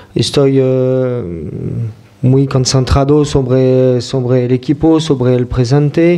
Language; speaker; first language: Spanish; non-native, fluent; French